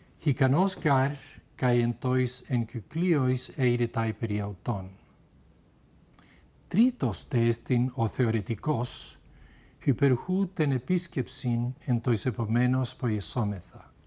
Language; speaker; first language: Greek; non-native, fluent; Spanish